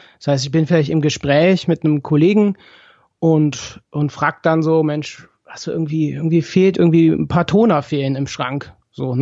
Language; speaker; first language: German; native; German